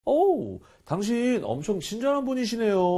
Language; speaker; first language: Korean; native; Korean